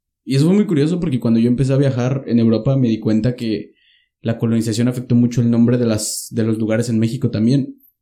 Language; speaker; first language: Spanish; native; Spanish